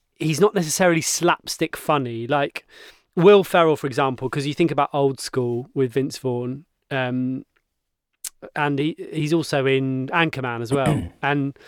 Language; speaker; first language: English; native; English